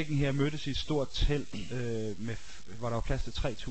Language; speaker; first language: Danish; native; Danish